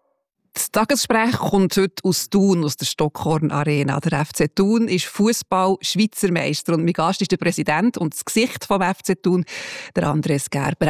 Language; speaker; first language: German; native; German